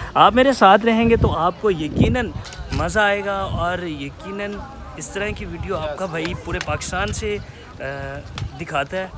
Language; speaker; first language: Urdu; non-native, local second language; Punjabi